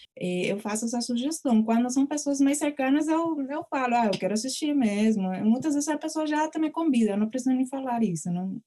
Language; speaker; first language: Portuguese; non-native, fluent; Spanish